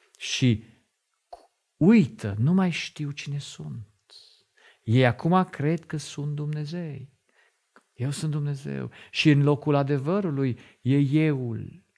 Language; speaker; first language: Romanian; non-native, fluent; German